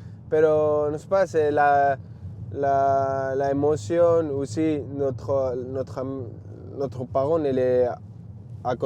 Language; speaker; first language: French; non-native, learner; Spanish